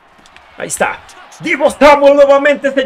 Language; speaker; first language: Spanish; native; Spanish